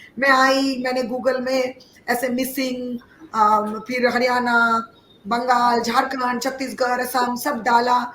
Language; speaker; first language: Hindi; non-native, local second language; Bangla